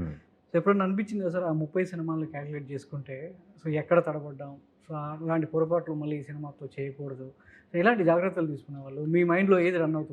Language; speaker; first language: Telugu; native; Telugu